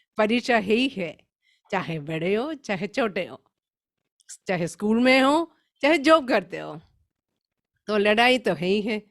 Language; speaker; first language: Hindi; non-native, local second language; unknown